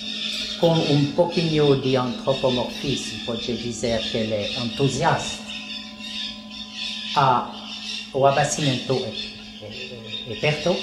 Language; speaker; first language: Portuguese; non-native, learner; French